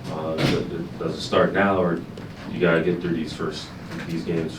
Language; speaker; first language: English; native; English